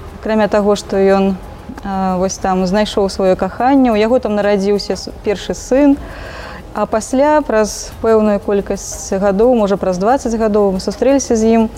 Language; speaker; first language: Belarusian; native; Belarusian